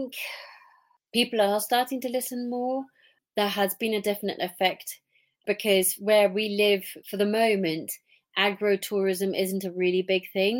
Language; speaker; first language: English; native; English